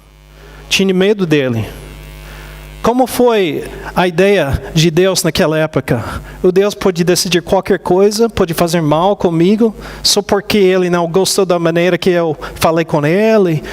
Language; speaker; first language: Portuguese; non-native, fluent; English